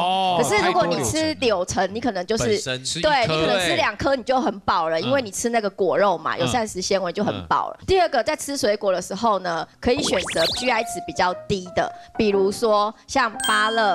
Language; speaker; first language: Chinese; native; Chinese